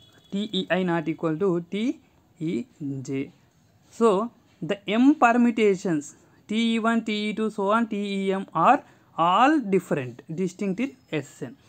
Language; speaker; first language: English; non-native, local second language; Telugu